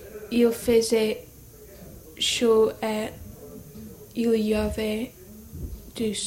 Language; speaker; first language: French; non-native, learner; English